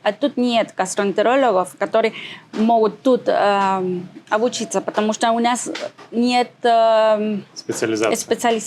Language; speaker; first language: Russian; non-native, learner; Spanish